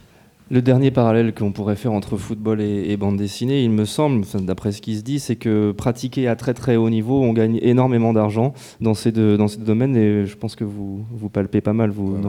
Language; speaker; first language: French; native; French